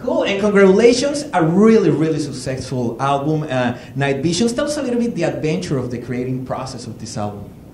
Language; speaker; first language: English; non-native, fluent; Spanish